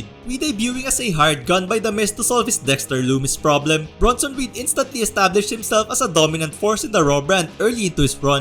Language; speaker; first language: English; native; English